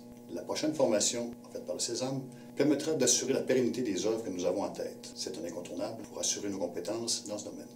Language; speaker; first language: French; native; French